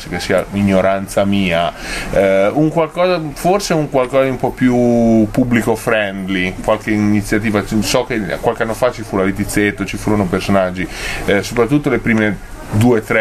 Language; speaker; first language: Italian; native; Italian